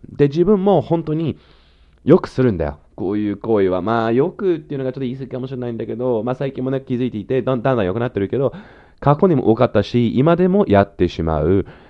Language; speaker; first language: Japanese; non-native, fluent; English